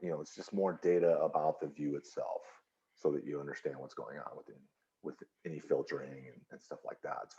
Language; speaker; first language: English; native; English